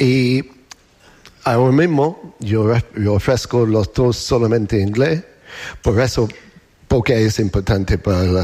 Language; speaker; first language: Spanish; non-native, learner; English